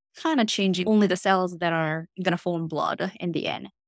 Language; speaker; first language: English; non-native, fluent; Korean